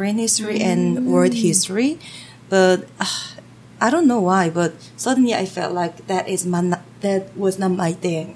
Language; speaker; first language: English; non-native, fluent; Korean